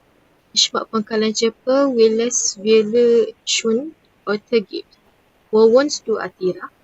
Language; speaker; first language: German; non-native, learner; Malay